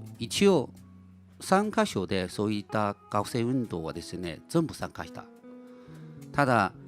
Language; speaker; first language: Japanese; non-native, fluent; Chinese